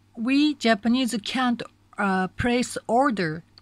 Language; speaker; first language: English; non-native, learner; Japanese